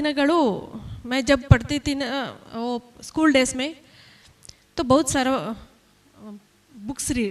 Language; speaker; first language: Hindi; non-native, local second language; Kannada